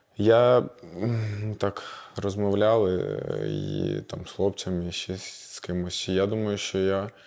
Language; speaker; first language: Ukrainian; non-native, local second language; Russian